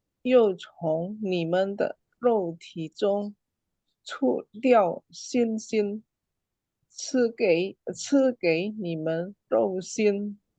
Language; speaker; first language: Chinese; non-native, learner; Indonesian